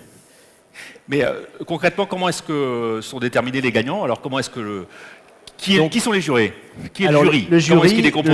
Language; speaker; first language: French; native; French